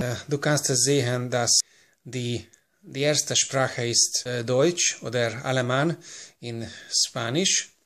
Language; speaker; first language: German; non-native, learner; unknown